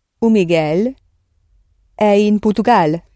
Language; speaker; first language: Portuguese; non-native, learner; English